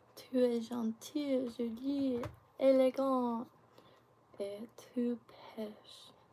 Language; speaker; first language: French; non-native, learner; English